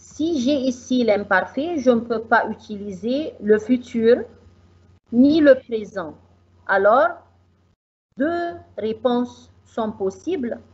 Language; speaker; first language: French; non-native, fluent; Arabic